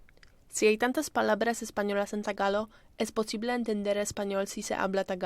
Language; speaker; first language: Spanish; non-native, learner; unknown